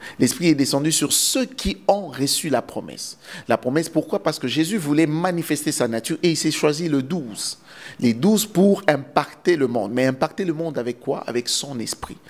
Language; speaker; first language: French; non-native, local second language; Lingala